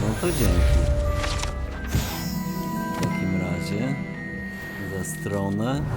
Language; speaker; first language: Polish; native; Polish